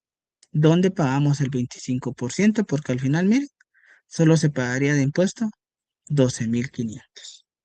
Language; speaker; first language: Spanish; native; Spanish